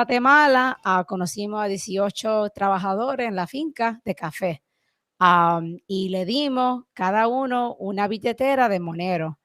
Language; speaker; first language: Spanish; early bilingual, heritage; English